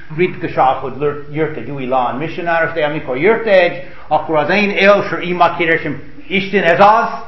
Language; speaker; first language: Hungarian; non-native, fluent; English